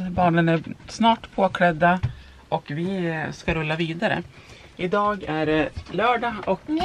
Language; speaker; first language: Swedish; native; Swedish